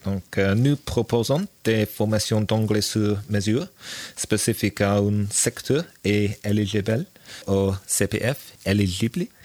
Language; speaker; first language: French; non-native, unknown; English